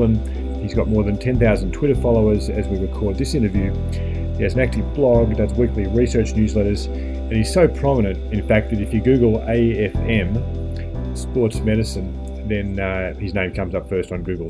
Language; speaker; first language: English; native; English